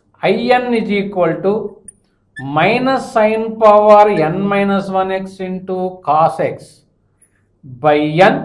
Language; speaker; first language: English; non-native, local second language; Telugu